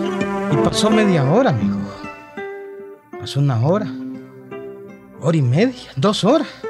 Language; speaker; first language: Spanish; native; Spanish